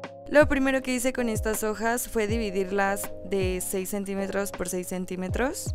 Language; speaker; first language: Spanish; native; Spanish